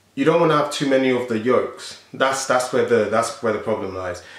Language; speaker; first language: English; native; English